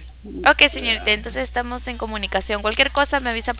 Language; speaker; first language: Spanish; native; Spanish